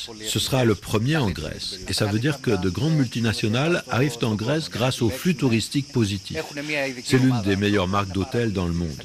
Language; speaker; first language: French; non-native, fluent; Greek